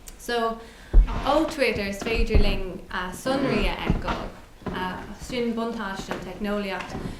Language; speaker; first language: Irish; non-native, local second language; English